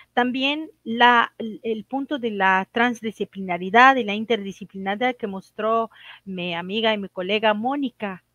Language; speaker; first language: Spanish; non-native, fluent; Arabic